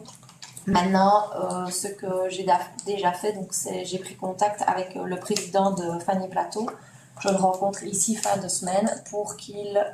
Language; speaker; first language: French; native; French